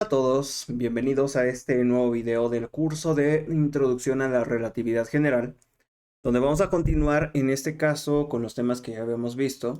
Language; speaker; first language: Spanish; native; Spanish